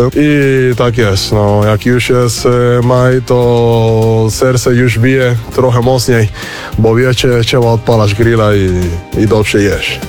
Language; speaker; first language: Polish; non-native, learner; Spanish